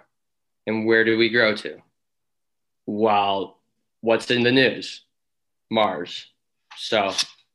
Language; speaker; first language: English; native; English